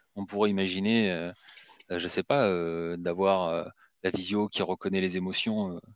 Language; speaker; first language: French; native; French